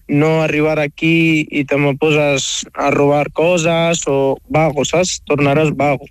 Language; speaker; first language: Catalan; non-native, fluent; Arabic